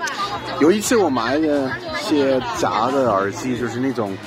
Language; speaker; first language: Chinese; non-native, learner; English